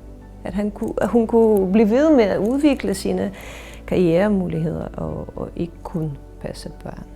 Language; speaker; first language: Danish; non-native, fluent; Ukrainian